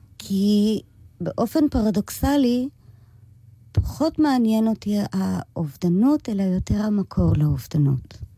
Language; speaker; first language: Hebrew; early bilingual, other home language; English